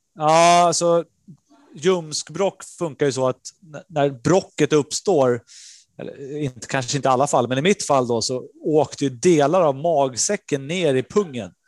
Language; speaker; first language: Swedish; early bilingual, other home language; Spanish